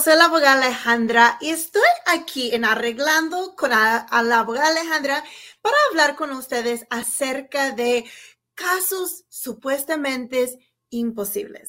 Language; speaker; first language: Spanish; non-native, fluent; English